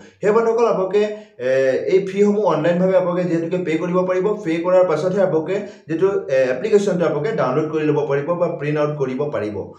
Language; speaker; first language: Assamese; non-native, local second language; Karbi